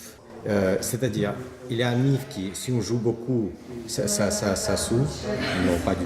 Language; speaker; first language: French; non-native, fluent; Portuguese